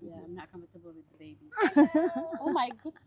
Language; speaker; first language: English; non-native, fluent; Indonesian